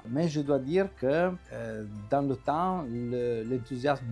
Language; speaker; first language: French; non-native, fluent; Italian